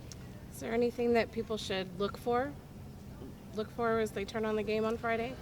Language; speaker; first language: English; native; English